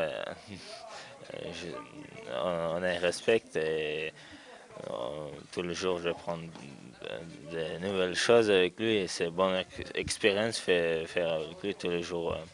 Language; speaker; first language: French; non-native, learner; Chechen